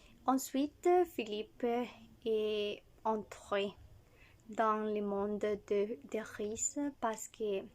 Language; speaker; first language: French; non-native, learner; Spanish